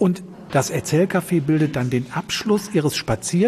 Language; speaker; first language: German; native; German